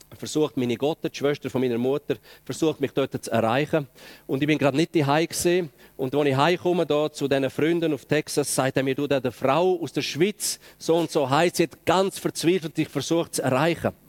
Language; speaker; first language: German; native; German